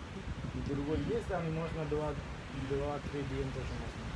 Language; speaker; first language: Russian; non-native, learner; Sinhala